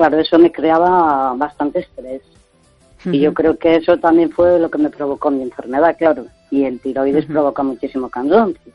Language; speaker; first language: Spanish; native; Spanish